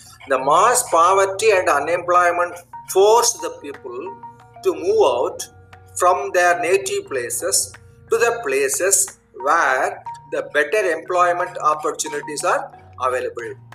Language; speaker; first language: English; non-native, local second language; Tamil